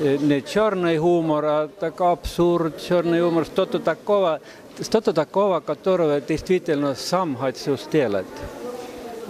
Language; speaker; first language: Russian; non-native, fluent; Estonian